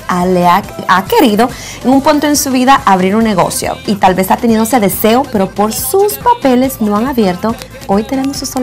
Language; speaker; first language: Spanish; native; Spanish